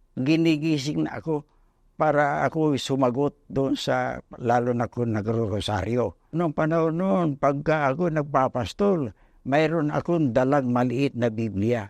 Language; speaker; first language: Filipino; non-native, local second language; Pangasinan